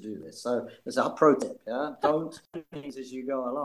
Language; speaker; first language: English; native; English